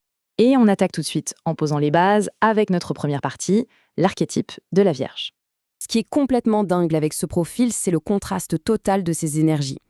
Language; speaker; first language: French; native; French